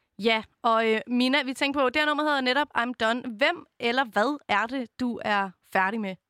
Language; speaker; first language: Danish; native; Danish